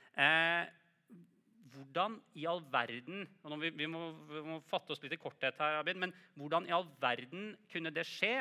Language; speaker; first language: Norwegian; native; Norwegian